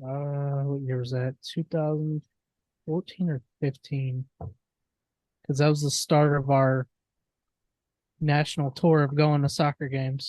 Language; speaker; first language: English; native; English